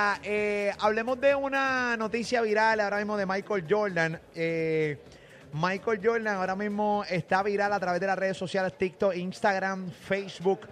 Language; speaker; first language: Spanish; native; Spanish